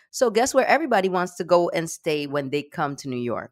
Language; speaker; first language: English; early bilingual, other home language; Spanish